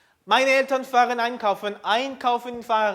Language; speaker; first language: German; non-native, fluent; Korean